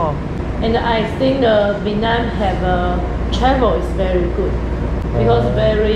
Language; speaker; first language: English; non-native, learner; Chinese